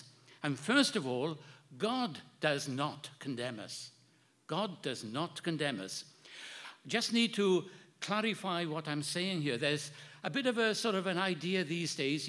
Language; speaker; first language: English; native; English